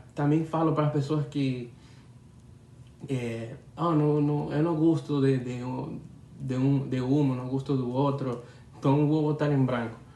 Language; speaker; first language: Portuguese; non-native, learner; Spanish